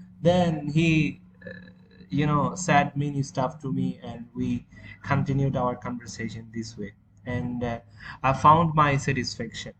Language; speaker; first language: English; non-native, local second language; Bangla